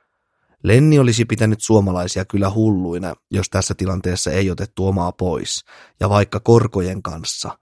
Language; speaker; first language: Finnish; native; Finnish